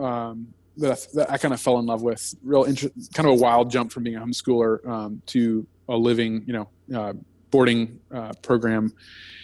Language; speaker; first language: English; native; English